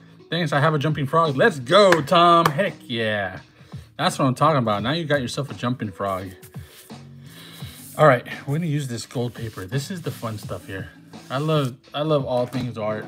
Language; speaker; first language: English; early bilingual, other home language; Spanish